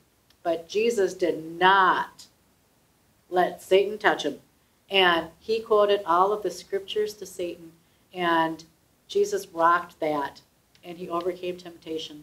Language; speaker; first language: English; native; English